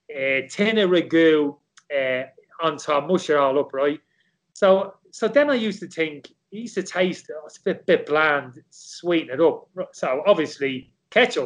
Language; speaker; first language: English; native; English